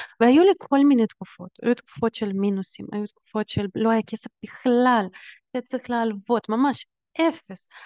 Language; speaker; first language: Hebrew; early bilingual, other home language; Russian